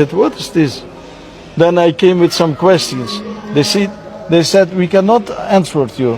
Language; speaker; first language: English; non-native, learner; Dutch